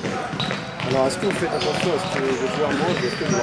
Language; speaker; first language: French; native; French